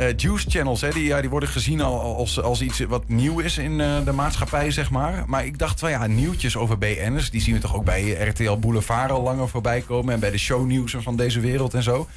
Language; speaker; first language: Dutch; native; Dutch